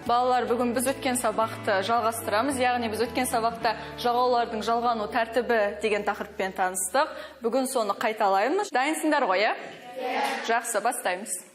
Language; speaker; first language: Kazakh; non-native, local second language; Uzbek